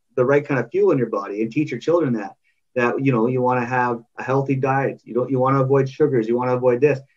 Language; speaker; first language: English; native; English